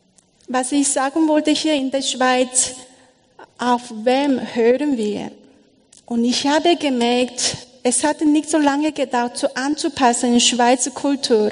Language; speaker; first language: German; non-native, learner; Korean